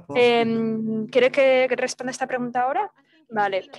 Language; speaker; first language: Spanish; non-native, fluent; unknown